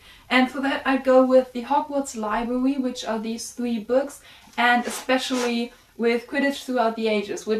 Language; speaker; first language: English; non-native, fluent; German